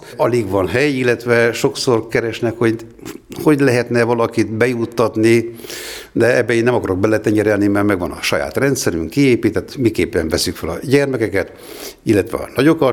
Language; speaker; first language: Hungarian; native; Hungarian